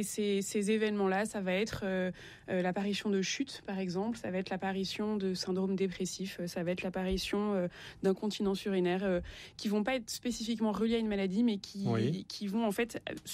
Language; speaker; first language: French; native; French